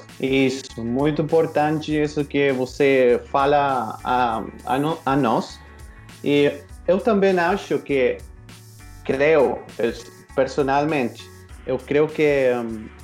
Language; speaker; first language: Portuguese; non-native, learner; Spanish